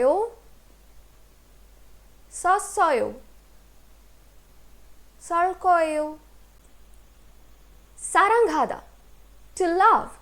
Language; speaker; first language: Korean; non-native, fluent; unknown